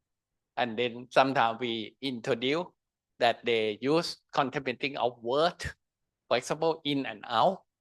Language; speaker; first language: English; non-native, fluent; Thai